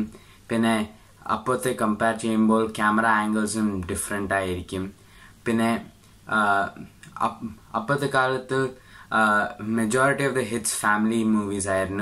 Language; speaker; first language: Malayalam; early bilingual, heritage; Malayalam